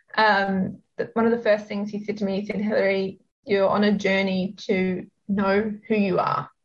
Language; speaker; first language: English; native; English